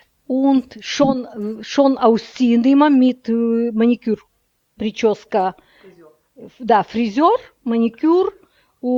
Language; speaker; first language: German; non-native, learner; Russian